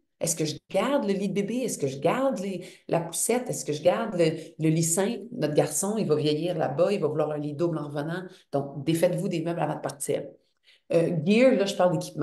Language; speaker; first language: French; native; French